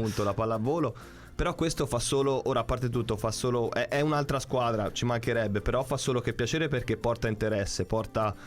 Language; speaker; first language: Italian; native; Italian